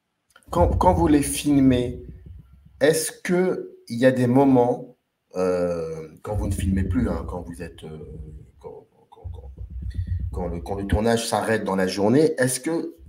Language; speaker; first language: French; native; French